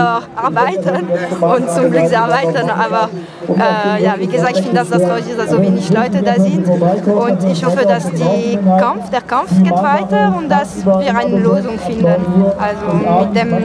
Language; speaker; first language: German; non-native, fluent; French